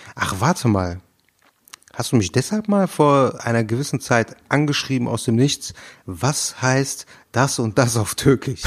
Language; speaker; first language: German; early bilingual, other home language; Turkish